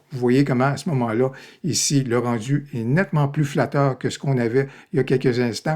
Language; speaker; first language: French; native; French